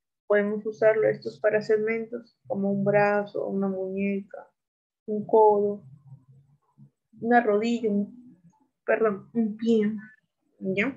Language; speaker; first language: Spanish; native; Spanish